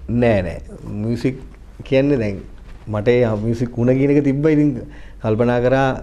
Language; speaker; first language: Sinhala; native; Sinhala